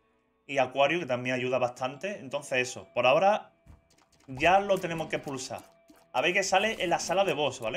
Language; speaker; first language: Spanish; native; Spanish